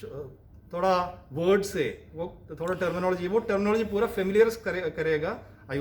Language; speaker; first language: Hindi; non-native, local second language; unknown